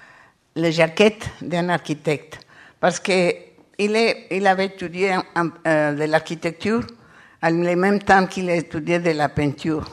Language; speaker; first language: French; non-native, learner; Spanish